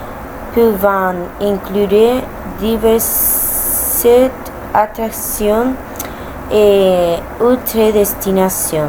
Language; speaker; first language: French; non-native, learner; Spanish